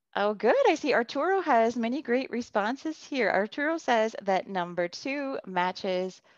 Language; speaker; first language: English; native; English